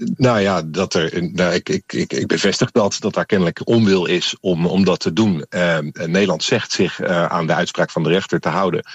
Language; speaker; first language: Dutch; native; Dutch